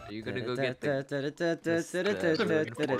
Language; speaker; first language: English; native; English